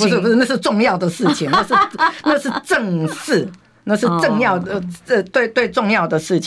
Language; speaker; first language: Chinese; native; Chinese